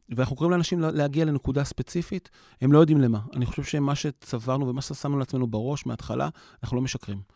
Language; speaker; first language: Hebrew; native; Hebrew